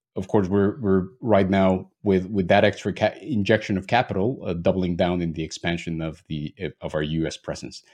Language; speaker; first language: English; non-native, fluent; Spanish